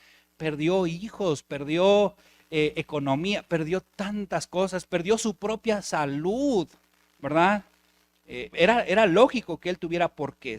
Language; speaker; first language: Spanish; native; Spanish